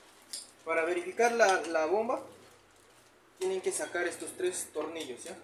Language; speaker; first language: Spanish; native; Spanish